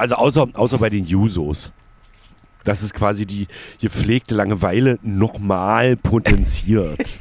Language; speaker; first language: German; native; German